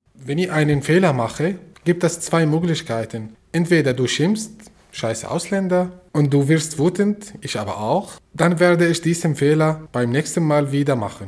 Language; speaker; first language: German; non-native, fluent; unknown